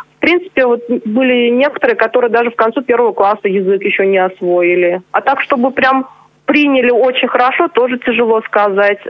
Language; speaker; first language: Russian; non-native, local second language; Chuvash